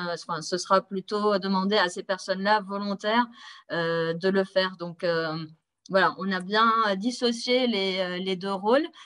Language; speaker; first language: French; native; French